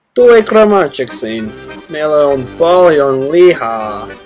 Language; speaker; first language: Finnish; non-native, learner; English